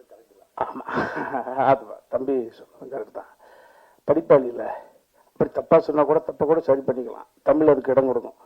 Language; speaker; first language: Tamil; native; Tamil